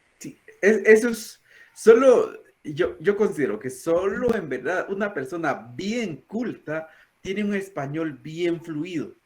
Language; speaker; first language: Spanish; non-native, local second language; Kaqchikel